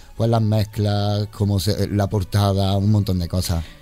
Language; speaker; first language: Spanish; native; Spanish